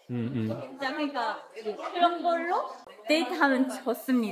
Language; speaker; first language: Korean; non-native, learner; Japanese